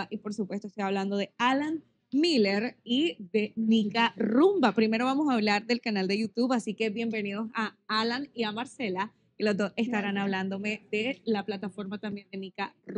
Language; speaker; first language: Spanish; native; Spanish